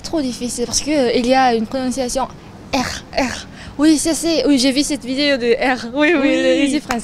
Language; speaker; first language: French; non-native, learner; Korean